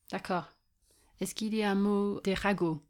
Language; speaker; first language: French; non-native, fluent; English